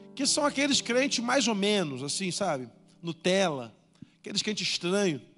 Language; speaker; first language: Portuguese; native; Portuguese